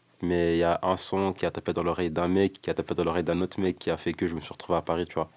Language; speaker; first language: French; early bilingual, other home language; Lingala